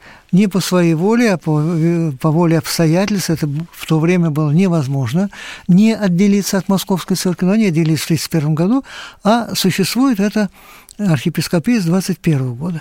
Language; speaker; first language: Russian; native; Russian